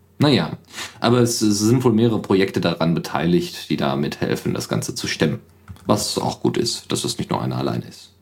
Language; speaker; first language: German; native; German